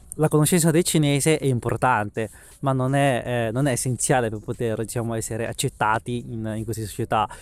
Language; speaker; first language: Italian; early bilingual, other home language; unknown